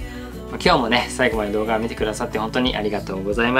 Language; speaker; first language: Japanese; native; Japanese